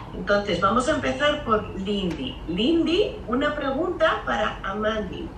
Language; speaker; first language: Spanish; native; Spanish